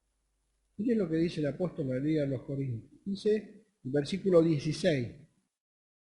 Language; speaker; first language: Spanish; native; Spanish